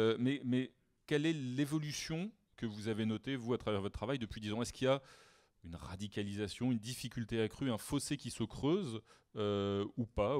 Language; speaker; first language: French; native; French